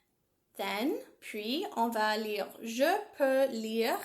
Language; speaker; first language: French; non-native, learner; English